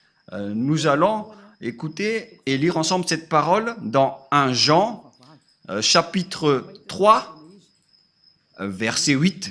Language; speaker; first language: French; non-native, local second language; Malagasy